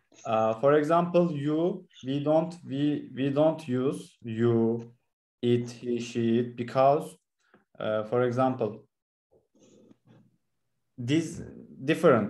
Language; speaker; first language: English; non-native, learner; Turkish